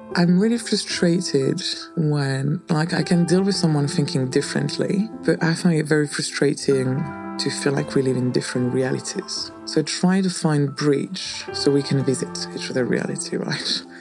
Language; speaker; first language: English; non-native, fluent; French